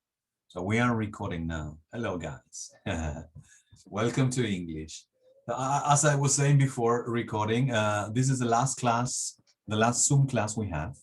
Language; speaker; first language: English; non-native, fluent; Spanish